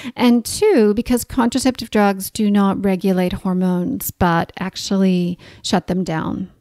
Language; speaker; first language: English; native; English